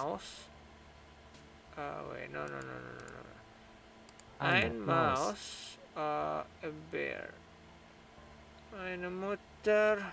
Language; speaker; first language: German; non-native, learner; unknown